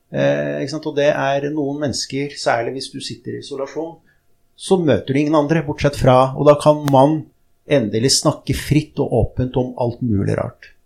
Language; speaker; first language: Norwegian; early bilingual, other home language; Arabic